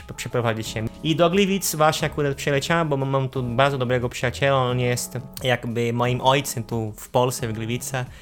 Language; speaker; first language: Polish; non-native, fluent; Portuguese